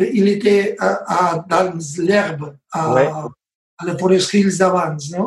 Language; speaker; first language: French; non-native, learner; Spanish